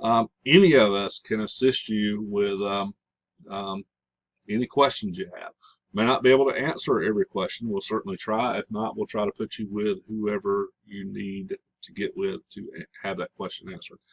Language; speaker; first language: English; native; English